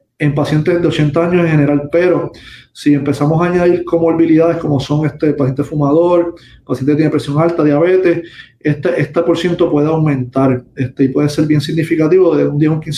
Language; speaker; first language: Spanish; native; Spanish